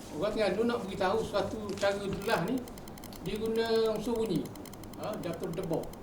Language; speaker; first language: Malay; native; Malay